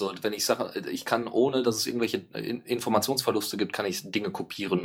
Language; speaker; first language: German; native; German